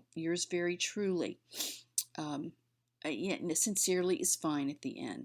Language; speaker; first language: English; native; English